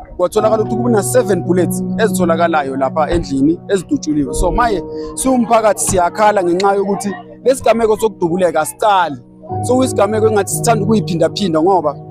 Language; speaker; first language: Zulu; native; Zulu